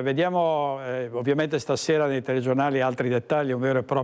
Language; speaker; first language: Italian; native; Italian